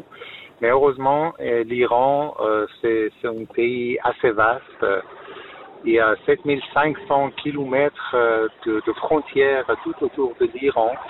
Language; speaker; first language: French; non-native, fluent; Persian